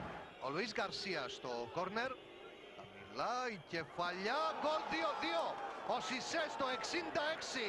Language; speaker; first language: Greek; native; Greek